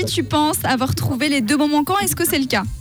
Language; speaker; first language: French; native; French